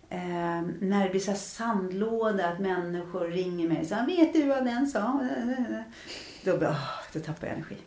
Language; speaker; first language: Swedish; native; Swedish